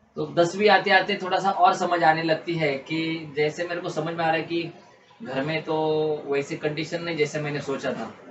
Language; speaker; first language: Hindi; non-native, local second language; Marathi